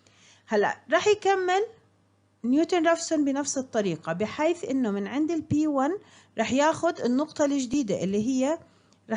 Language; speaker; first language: Arabic; native; Arabic